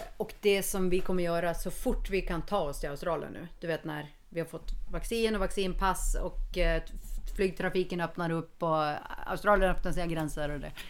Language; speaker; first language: Swedish; early bilingual, heritage; Swedish